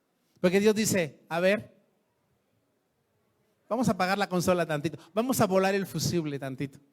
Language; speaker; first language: Spanish; native; Spanish